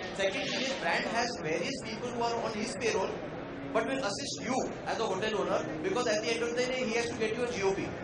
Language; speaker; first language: English; non-native, local second language; Konkani